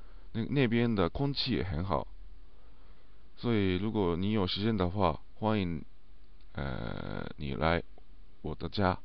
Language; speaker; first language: Chinese; non-native, learner; Japanese